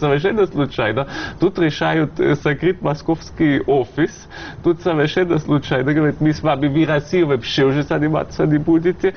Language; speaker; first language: Russian; non-native, fluent; German